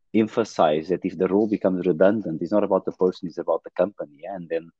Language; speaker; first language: English; non-native, fluent; Portuguese